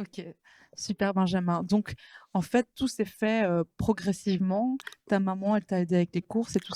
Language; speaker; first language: French; native; French